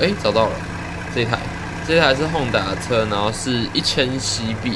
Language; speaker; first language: Chinese; native; Chinese